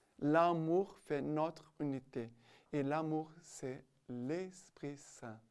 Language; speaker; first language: French; non-native, fluent; Portuguese